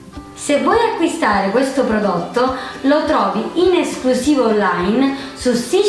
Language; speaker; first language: Italian; native; Italian